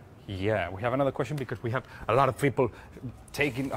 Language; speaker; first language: English; non-native, fluent; Catalan